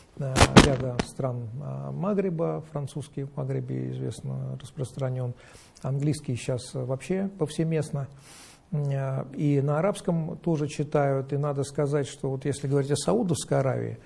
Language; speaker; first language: Russian; native; Russian